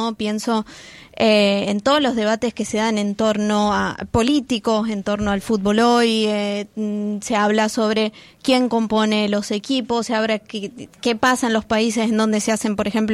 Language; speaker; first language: Spanish; native; Spanish